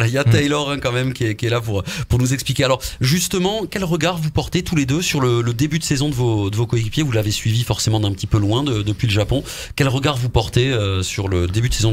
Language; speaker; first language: French; native; French